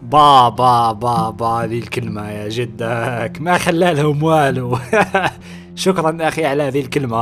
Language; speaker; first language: Arabic; native; Arabic